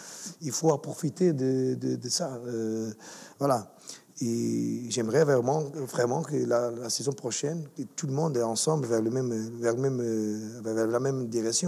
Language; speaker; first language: French; non-native, fluent; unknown